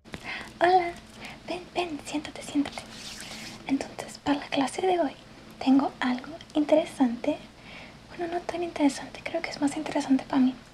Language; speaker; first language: Spanish; early bilingual, heritage; English